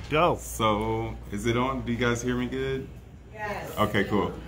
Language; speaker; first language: English; native; English